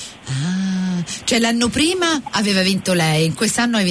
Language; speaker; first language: Italian; early bilingual, heritage; Italian